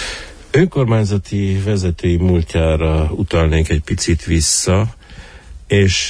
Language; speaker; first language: Hungarian; native; Hungarian